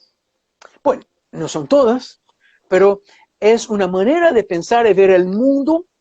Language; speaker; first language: Spanish; non-native, fluent; Portuguese